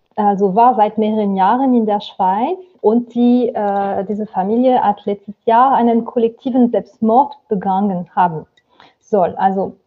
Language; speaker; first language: German; non-native, fluent; French